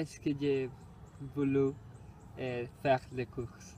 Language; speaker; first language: French; non-native, learner; Spanish